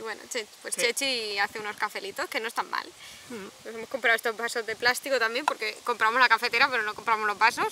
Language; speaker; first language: Spanish; native; Spanish